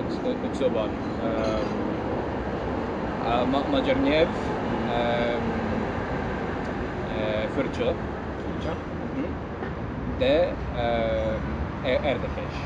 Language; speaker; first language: Hungarian; non-native, learner; English